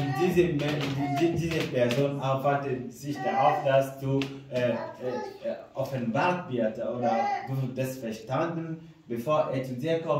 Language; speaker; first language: German; non-native, fluent; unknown